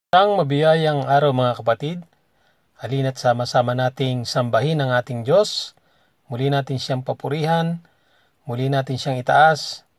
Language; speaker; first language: Filipino; native; Filipino